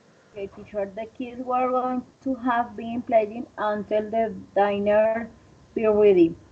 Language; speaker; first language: English; non-native, learner; Spanish